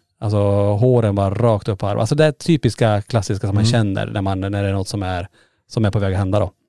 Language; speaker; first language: Swedish; native; Swedish